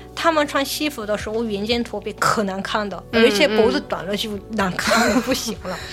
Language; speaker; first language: Chinese; non-native, fluent; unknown